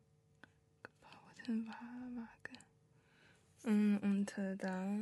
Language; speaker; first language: German; non-native, learner; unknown